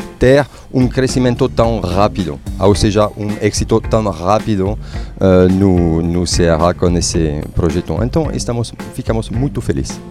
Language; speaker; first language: Portuguese; non-native, fluent; French